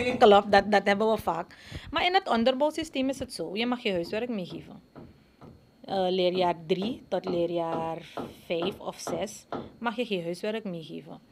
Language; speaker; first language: Dutch; native; Dutch